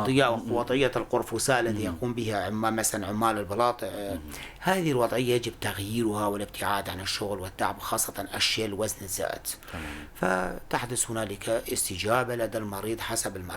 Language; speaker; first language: Arabic; non-native, local second language; Kurdish